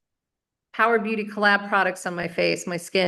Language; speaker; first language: English; native; English